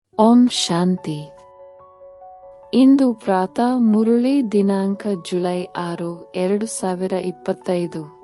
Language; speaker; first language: Kannada; native; Kannada